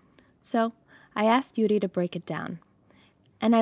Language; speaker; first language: English; early bilingual, other home language; Russian